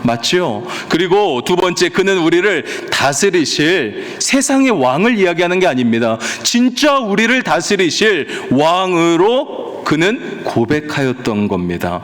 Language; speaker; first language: Korean; native; Korean